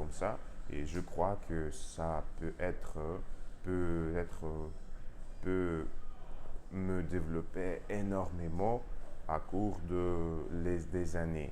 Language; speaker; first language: French; non-native, learner; Russian